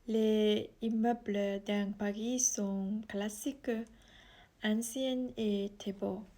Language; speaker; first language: French; non-native, learner; Vietnamese